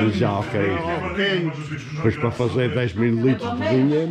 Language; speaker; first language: Portuguese; native; Portuguese